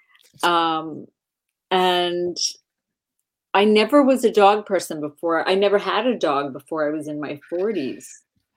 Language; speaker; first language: English; native; English